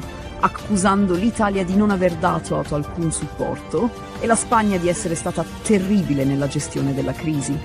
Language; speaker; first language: Italian; native; Italian